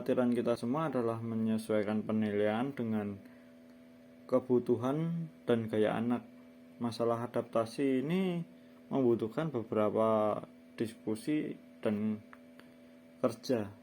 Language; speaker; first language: Indonesian; native; Indonesian